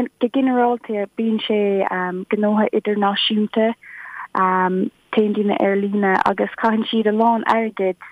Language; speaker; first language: Irish; non-native, local second language; English